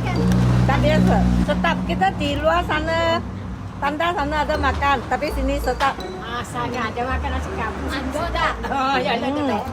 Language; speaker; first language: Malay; non-native, local second language; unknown